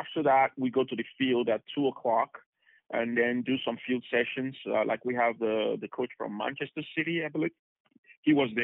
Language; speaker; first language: English; non-native, local second language; Bini